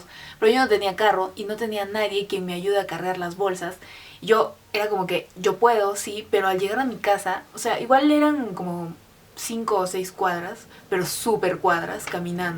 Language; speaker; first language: Spanish; native; Spanish